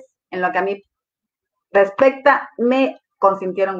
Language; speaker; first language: Spanish; native; Spanish